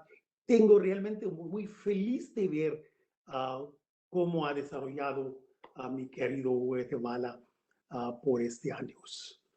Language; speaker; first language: Spanish; non-native, fluent; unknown